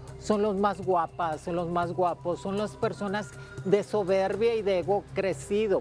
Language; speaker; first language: Spanish; native; Spanish